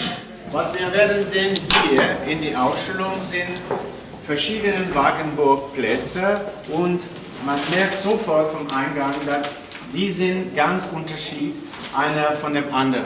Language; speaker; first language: German; non-native, fluent; French